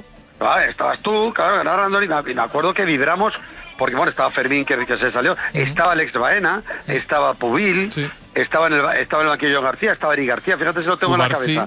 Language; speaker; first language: Spanish; native; Spanish